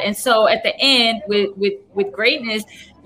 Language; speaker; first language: English; non-native, fluent; Dutch